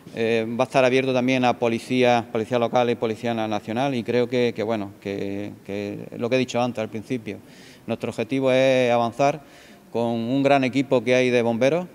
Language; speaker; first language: Spanish; native; Spanish